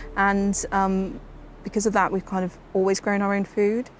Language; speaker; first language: English; native; English